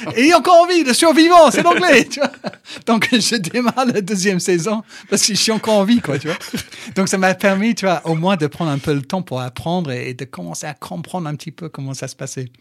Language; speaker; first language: French; non-native, fluent; English